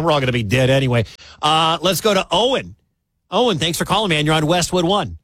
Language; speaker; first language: English; native; English